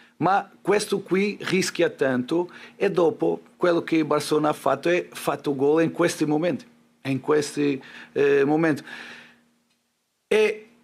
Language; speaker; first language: Italian; non-native, learner; Portuguese